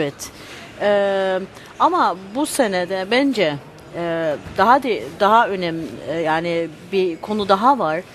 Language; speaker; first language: Turkish; early bilingual, heritage; Turkish